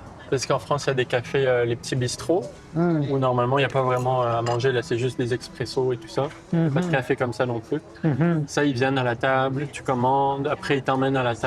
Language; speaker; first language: French; native; French